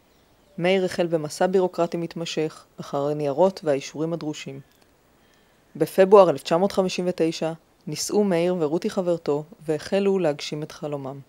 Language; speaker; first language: Hebrew; native; Hebrew